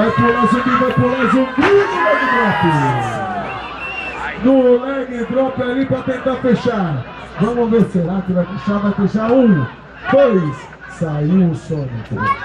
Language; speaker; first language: Portuguese; native; Portuguese